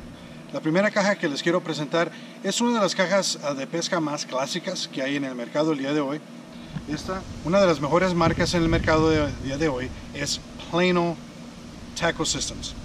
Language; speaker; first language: Spanish; early bilingual, heritage; Spanish